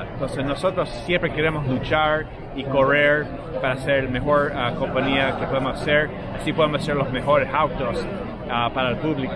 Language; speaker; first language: Spanish; non-native, fluent; English